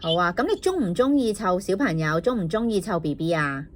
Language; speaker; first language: Cantonese; native; Cantonese